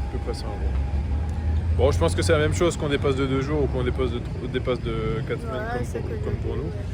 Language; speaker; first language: French; native; French